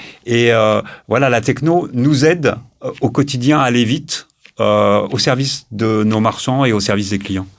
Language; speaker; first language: French; native; French